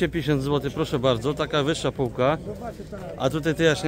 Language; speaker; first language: Polish; native; Polish